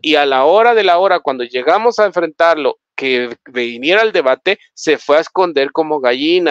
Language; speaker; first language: Spanish; native; Spanish